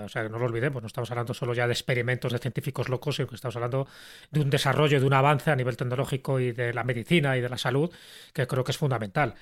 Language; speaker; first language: Spanish; native; Spanish